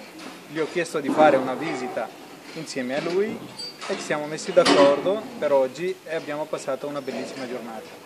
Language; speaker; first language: Italian; non-native, fluent; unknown